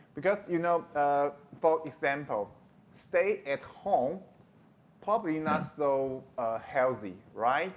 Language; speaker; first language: English; non-native, learner; Chinese